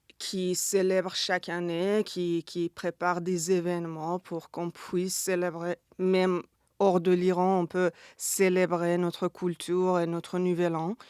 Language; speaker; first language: French; non-native, fluent; Persian